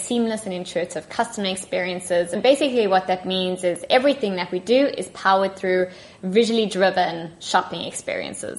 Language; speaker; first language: English; native; English